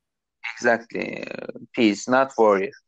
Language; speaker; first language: English; non-native, learner; Turkish